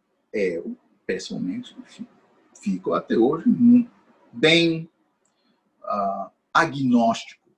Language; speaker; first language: Portuguese; non-native, fluent; English